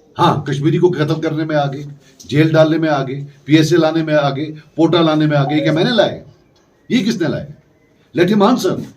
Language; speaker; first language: Urdu; non-native, local second language; Kashmiri